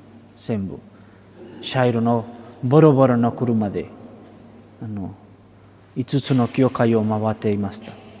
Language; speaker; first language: Japanese; non-native, fluent; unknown